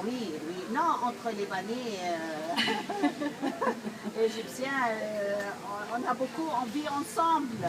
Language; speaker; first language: French; non-native, fluent; Arabic